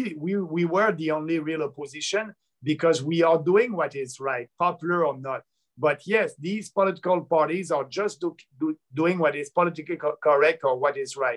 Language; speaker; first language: English; non-native, local second language; French